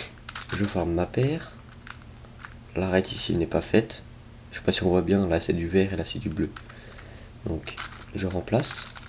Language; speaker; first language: French; native; French